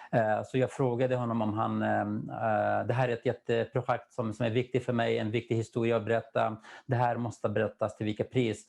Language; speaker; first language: Swedish; non-native, fluent; Kurdish